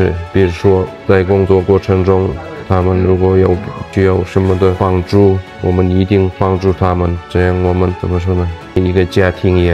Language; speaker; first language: Chinese; non-native, fluent; Turkmen